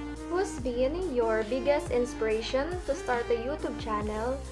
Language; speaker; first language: English; non-native, local second language; Filipino